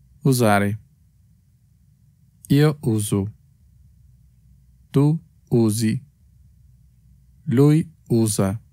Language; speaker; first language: Italian; non-native, fluent; Spanish